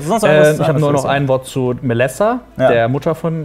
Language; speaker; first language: German; native; German